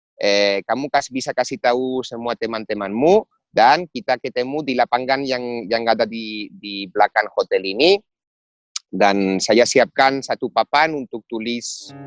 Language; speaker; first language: Indonesian; non-native, fluent; Spanish